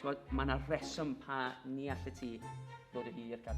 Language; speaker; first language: Welsh; native; Welsh